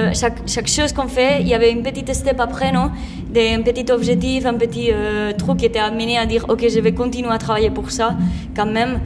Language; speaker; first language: French; non-native, fluent; Spanish